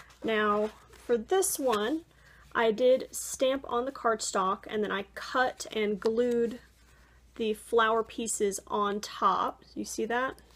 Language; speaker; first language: English; native; English